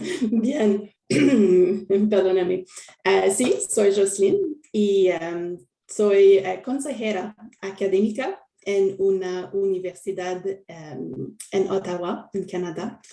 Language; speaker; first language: Spanish; non-native, learner; French